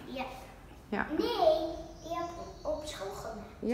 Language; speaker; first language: Dutch; early bilingual, heritage; Dutch